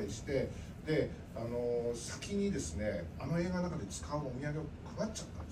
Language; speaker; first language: Japanese; native; Japanese